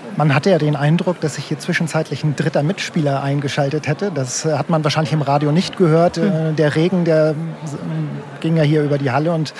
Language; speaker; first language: German; native; German